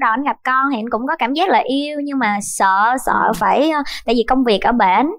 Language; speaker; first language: Vietnamese; native; Vietnamese